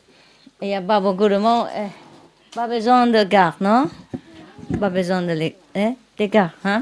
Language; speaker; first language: French; non-native, learner; Vietnamese